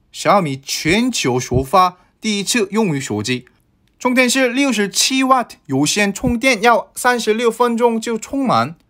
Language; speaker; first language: Chinese; non-native, fluent; Korean